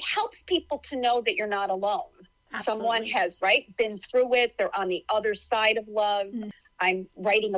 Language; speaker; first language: English; native; English